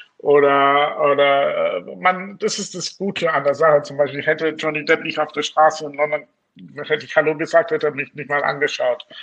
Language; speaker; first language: German; non-native, fluent; English